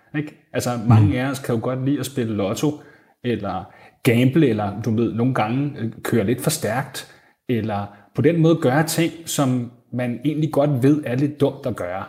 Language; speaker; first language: Danish; native; Danish